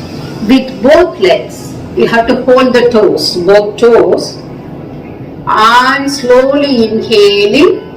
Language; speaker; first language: English; non-native, local second language; Tamil